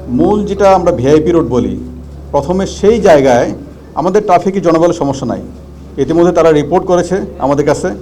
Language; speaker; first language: Bangla; native; Bangla